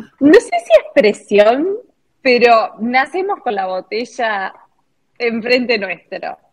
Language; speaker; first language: Spanish; native; Spanish